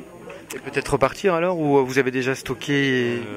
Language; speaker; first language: French; native; French